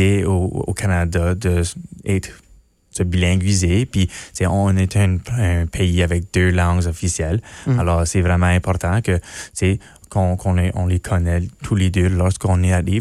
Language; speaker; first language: French; non-native, local second language; English